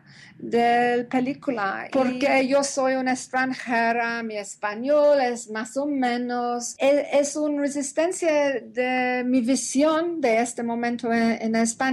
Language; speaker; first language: Spanish; non-native, learner; English